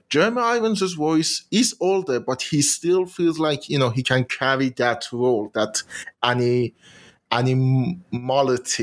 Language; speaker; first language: English; non-native, fluent; Persian